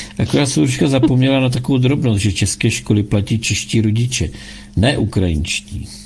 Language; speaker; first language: Czech; native; Czech